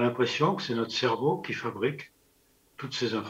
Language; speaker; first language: French; native; French